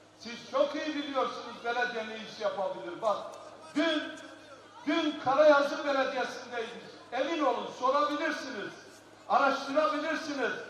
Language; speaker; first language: Turkish; non-native, local second language; Kurdish